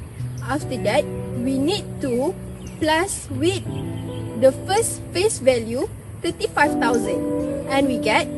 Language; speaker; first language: English; non-native, local second language; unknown